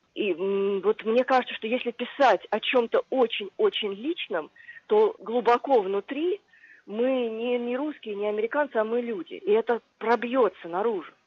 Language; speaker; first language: Russian; native; Russian